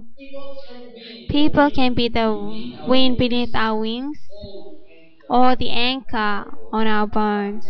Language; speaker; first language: English; non-native, fluent; Indonesian